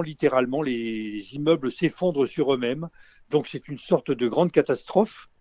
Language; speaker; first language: French; native; French